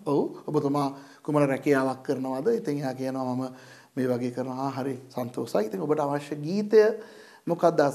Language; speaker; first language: Sinhala; non-native, local second language; Tamil